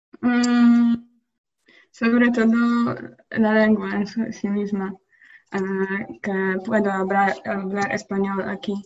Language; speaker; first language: Spanish; non-native, learner; Polish